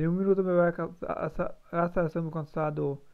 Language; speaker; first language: Spanish; non-native, learner; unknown